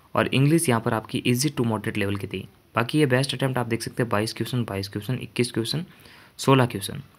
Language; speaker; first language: Hindi; native; Hindi